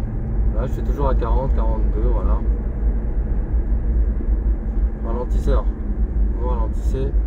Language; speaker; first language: French; native; French